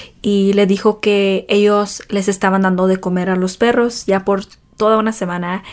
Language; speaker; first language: Spanish; early bilingual, heritage; Spanish